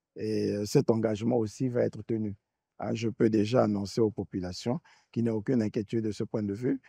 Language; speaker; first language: French; native; French